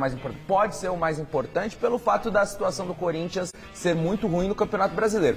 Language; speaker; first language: Portuguese; native; Portuguese